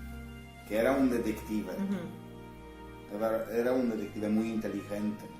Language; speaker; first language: Spanish; non-native, fluent; Polish